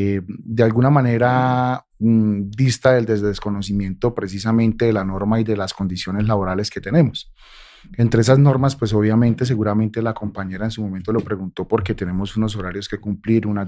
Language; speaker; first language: Spanish; native; Spanish